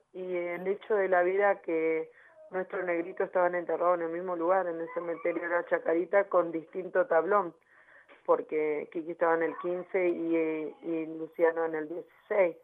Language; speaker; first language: Spanish; native; Spanish